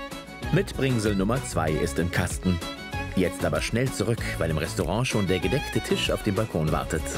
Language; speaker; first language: German; native; German